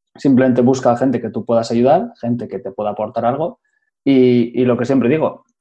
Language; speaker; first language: Spanish; native; Spanish